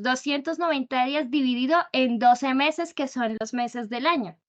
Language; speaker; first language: Spanish; native; Spanish